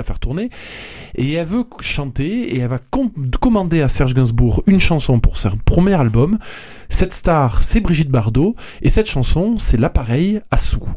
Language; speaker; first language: French; native; French